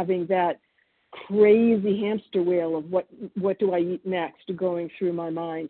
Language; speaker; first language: English; early bilingual, other home language; Italian